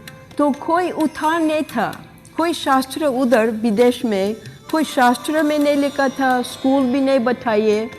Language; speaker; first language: Hindi; non-native, learner; English